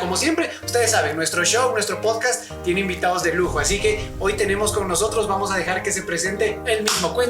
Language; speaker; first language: Spanish; native; Spanish